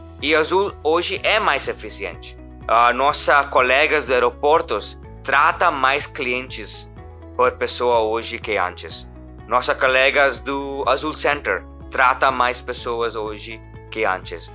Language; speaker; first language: Portuguese; non-native, learner; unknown